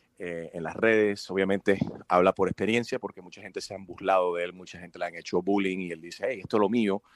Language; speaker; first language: Spanish; early bilingual, heritage; Spanish